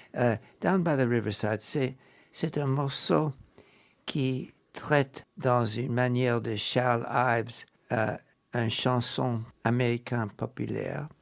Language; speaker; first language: French; non-native, fluent; English